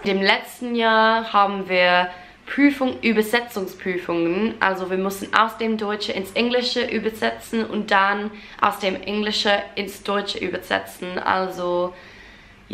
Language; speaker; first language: German; non-native, fluent; English